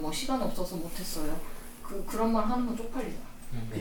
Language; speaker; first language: Korean; native; Korean